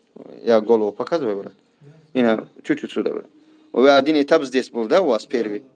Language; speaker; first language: Russian; non-native, learner; Tajik